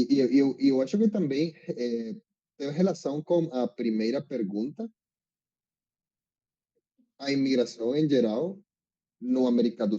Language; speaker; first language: Portuguese; non-native, learner; Spanish